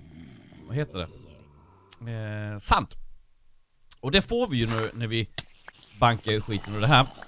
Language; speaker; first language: Swedish; native; Swedish